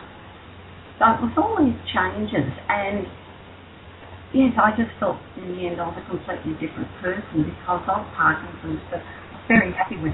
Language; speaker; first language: English; native; English